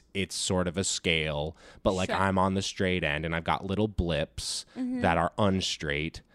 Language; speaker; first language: English; native; English